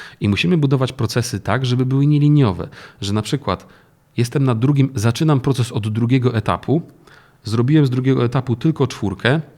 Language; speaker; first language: Polish; native; Polish